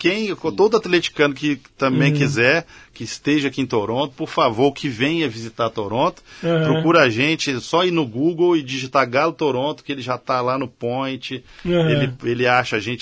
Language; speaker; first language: Portuguese; native; Portuguese